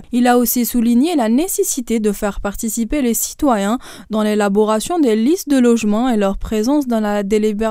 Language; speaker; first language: French; non-native, local second language; Arabic